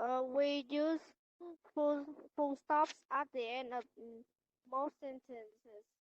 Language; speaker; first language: English; non-native, learner; Vietnamese